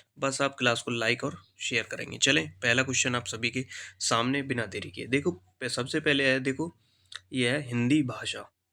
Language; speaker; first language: Hindi; native; Hindi